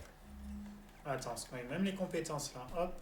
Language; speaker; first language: French; native; French